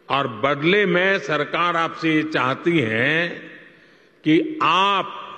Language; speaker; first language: Hindi; non-native, local second language; Gujarati